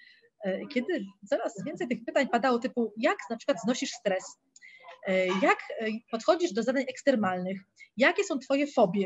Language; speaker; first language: Polish; native; Polish